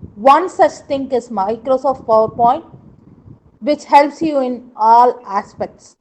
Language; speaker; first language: English; non-native, local second language; Tamil